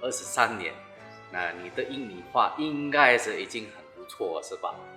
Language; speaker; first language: Chinese; non-native, fluent; Indonesian